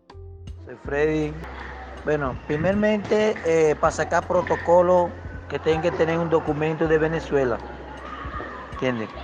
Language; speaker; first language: Spanish; non-native, local second language; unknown